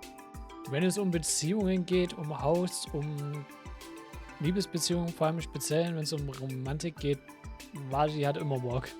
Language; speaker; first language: German; native; German